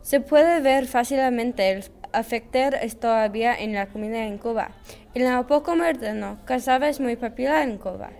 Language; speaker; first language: Spanish; non-native, learner; English